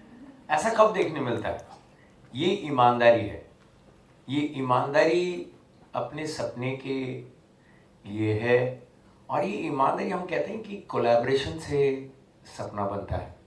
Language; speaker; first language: Hindi; native; Hindi